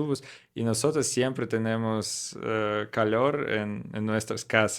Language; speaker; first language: Spanish; non-native, learner; Russian